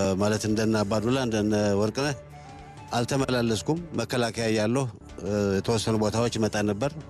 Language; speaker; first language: Amharic; non-native, local second language; Tigrinya